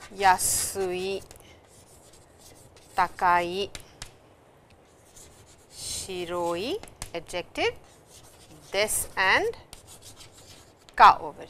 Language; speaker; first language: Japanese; non-native, fluent; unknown